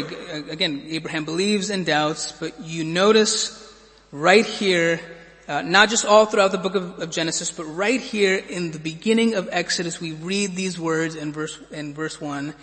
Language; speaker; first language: English; native; English